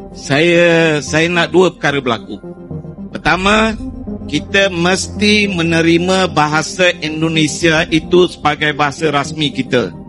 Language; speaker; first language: Malay; native; Malay